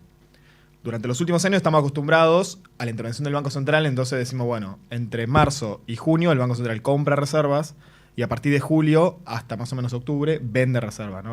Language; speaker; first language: Spanish; native; Spanish